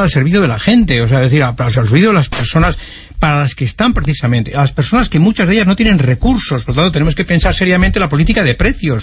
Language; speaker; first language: Spanish; native; Spanish